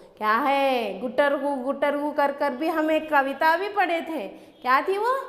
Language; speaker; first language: Hindi; native; Hindi